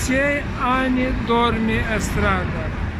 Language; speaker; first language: Italian; non-native, learner; Lithuanian